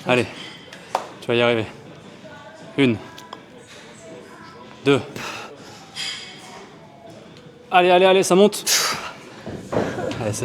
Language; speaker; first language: French; native; French